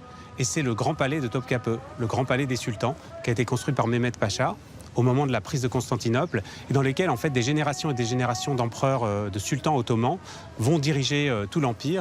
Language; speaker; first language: French; native; French